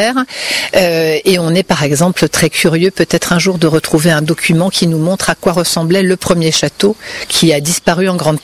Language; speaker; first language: French; native; French